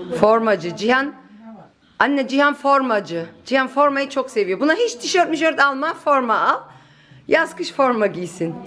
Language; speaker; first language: Turkish; early bilingual, heritage; Turkish